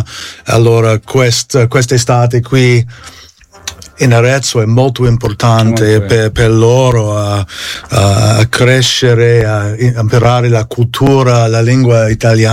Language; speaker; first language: Italian; non-native, fluent; English